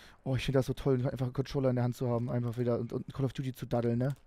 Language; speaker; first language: German; native; German